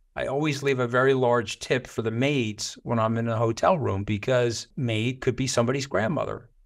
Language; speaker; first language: English; native; English